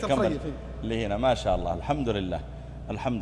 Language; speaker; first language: Arabic; native; Arabic